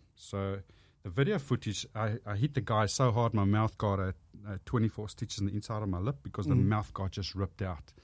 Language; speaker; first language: English; non-native, local second language; Afrikaans